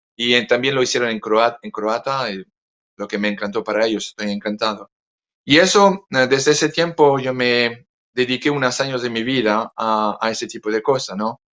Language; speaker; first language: Spanish; non-native, fluent; French